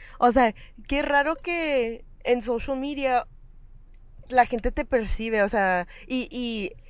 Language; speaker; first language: Spanish; early bilingual, heritage; Spanish